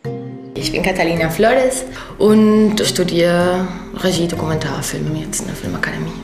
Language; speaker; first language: German; non-native, fluent; Spanish